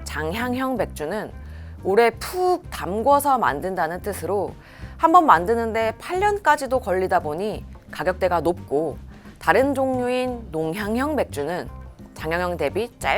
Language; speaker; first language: Korean; native; Korean